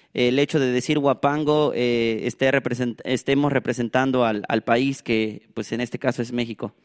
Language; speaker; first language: Spanish; non-native, local second language; Nahuatl languages